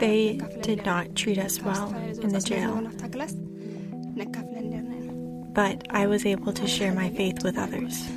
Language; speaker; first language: English; non-native, fluent; Arabic